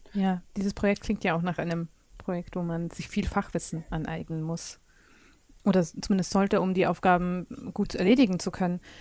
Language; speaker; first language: German; native; German